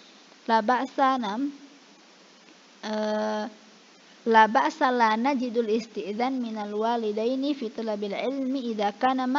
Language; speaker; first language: Arabic; non-native, fluent; Indonesian